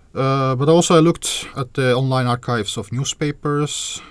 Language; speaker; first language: English; non-native, fluent; Azerbaijani